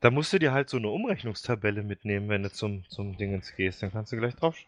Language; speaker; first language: German; native; German